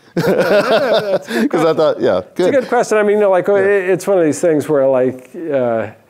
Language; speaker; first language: English; native; English